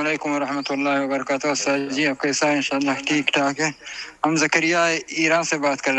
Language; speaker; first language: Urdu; non-native, learner; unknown